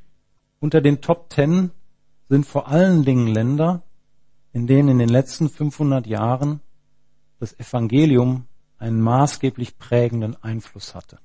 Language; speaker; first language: German; native; German